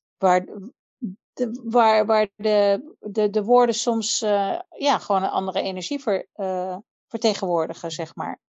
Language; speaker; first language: Dutch; native; Dutch